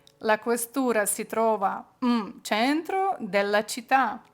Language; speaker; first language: Italian; non-native, fluent; Ukrainian